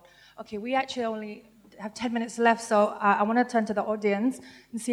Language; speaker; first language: English; native; English